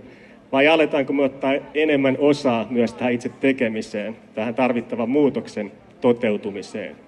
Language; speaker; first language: Finnish; native; Finnish